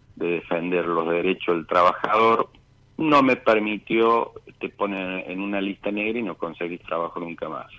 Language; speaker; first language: Spanish; native; Spanish